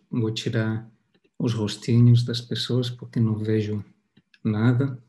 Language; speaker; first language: Portuguese; non-native, fluent; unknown